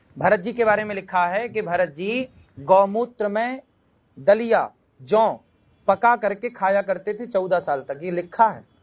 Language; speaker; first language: Hindi; native; Hindi